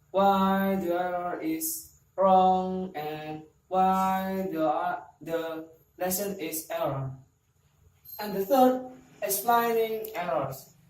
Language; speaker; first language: English; non-native, learner; Indonesian